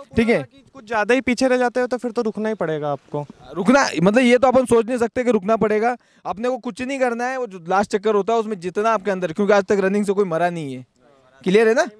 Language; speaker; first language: Hindi; native; Hindi